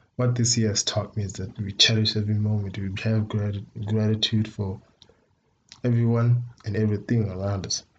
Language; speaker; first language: English; non-native, local second language; Tswana